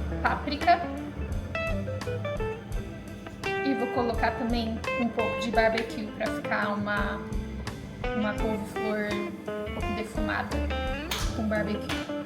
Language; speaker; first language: Portuguese; native; Portuguese